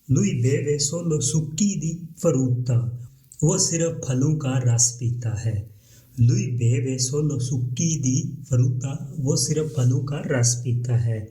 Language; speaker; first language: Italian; non-native, learner; Urdu